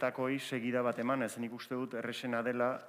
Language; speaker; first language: Basque; native; Basque